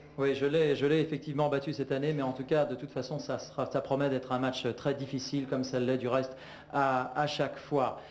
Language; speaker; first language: French; native; French